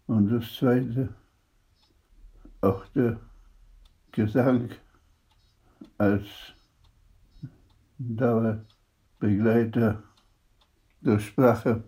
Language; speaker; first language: German; non-native, fluent; Polish